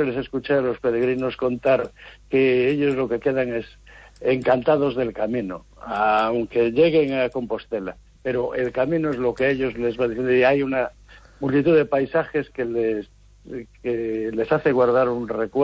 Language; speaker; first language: Spanish; native; Spanish